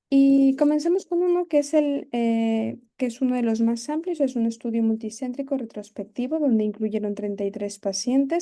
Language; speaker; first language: Spanish; native; Spanish